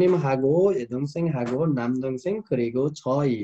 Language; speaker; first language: Korean; non-native, fluent; Nepali